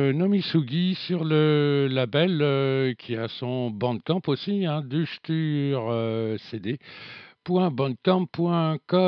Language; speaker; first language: French; native; French